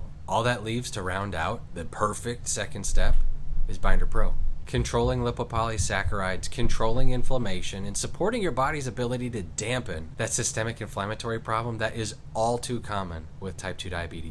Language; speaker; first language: English; native; English